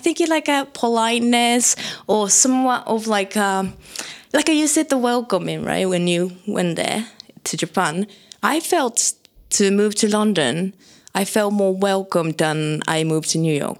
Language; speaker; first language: English; non-native, fluent; Japanese